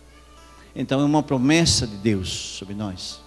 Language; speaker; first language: Portuguese; native; Portuguese